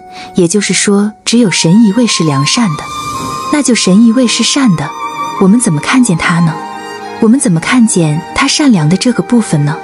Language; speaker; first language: Chinese; native; Chinese